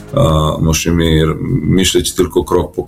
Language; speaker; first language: Polish; non-native, fluent; Serbian